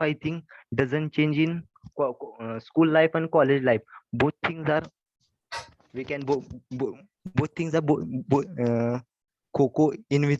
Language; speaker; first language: English; non-native, learner; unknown